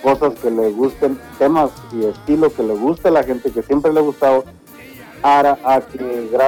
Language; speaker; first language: Spanish; early bilingual, heritage; Spanish